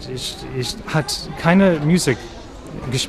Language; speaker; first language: German; non-native, learner; English